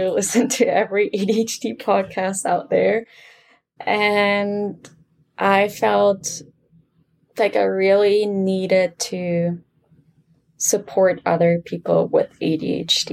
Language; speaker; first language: English; non-native, fluent; German